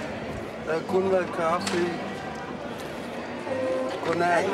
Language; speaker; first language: Danish; non-native, local second language; Kalaallisut